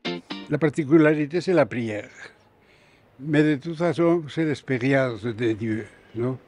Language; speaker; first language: French; non-native, fluent; Spanish